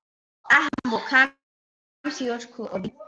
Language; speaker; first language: Igbo; early bilingual, heritage; English